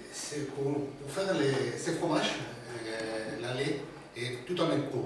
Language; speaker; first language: French; non-native, learner; Spanish